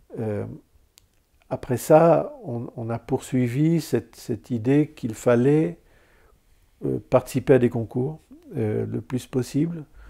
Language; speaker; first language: French; native; French